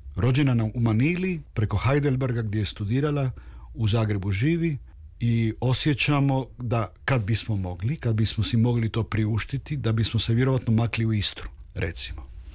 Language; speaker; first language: Croatian; early bilingual, heritage; Croatian